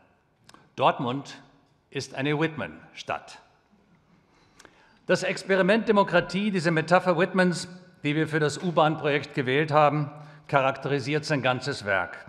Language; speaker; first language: German; native; German